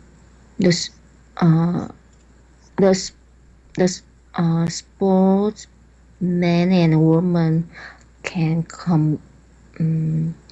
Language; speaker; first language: English; non-native, learner; Chinese